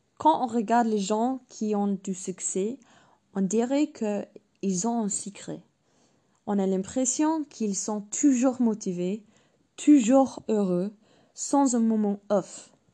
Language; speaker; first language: French; non-native, fluent; English